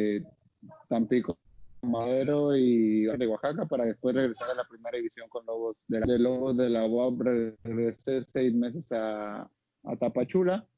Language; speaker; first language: Spanish; native; Spanish